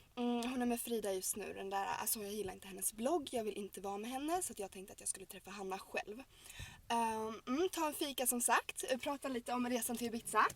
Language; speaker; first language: Swedish; native; Swedish